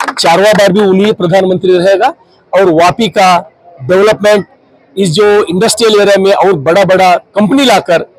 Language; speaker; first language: Hindi; non-native, local second language; Kannada